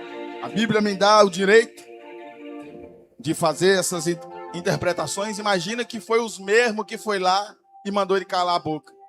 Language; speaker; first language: Portuguese; native; Portuguese